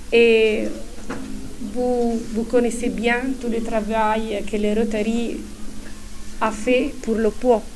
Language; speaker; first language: French; non-native, fluent; Italian